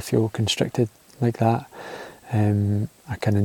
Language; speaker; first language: English; native; English